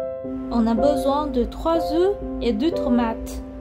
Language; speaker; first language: French; non-native, fluent; Chinese